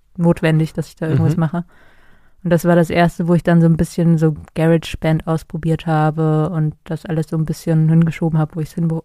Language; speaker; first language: German; native; German